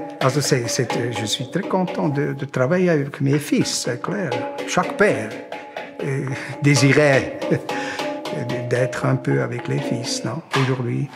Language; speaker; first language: French; non-native, local second language; German